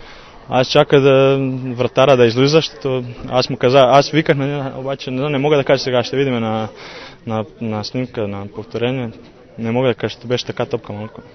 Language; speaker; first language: Bulgarian; non-native, learner; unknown